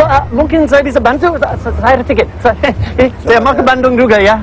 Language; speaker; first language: Indonesian; non-native, learner; English